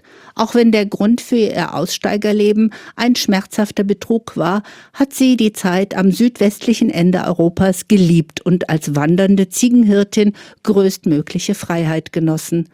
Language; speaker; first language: German; native; German